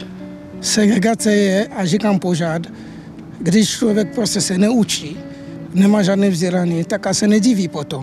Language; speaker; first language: Czech; non-native, fluent; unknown